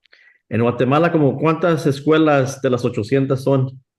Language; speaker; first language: Spanish; early bilingual, heritage; Spanish